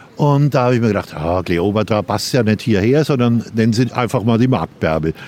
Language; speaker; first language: German; native; German